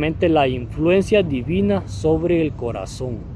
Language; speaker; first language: Spanish; native; Spanish